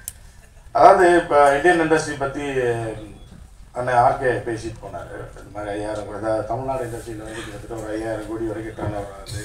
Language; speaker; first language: Tamil; native; Tamil